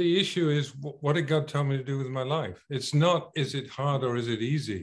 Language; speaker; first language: English; native; English